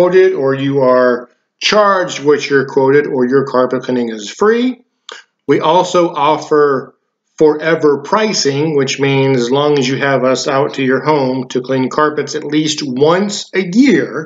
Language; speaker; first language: English; native; English